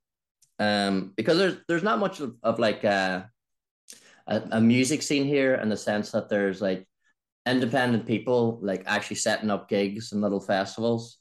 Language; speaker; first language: English; native; English